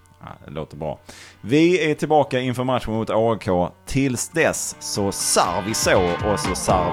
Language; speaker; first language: Swedish; native; Swedish